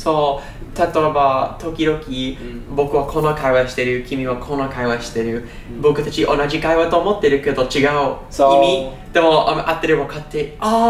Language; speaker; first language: Japanese; non-native, learner; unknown